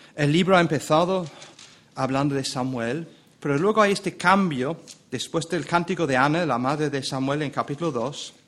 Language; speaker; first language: Spanish; non-native, fluent; English